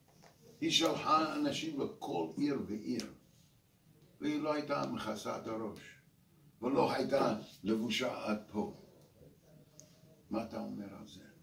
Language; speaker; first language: Hebrew; non-native, fluent; English